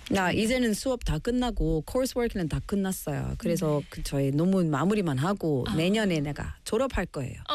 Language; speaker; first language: Korean; non-native, fluent; English